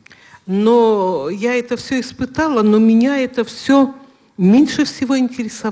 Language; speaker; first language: Polish; non-native, learner; Russian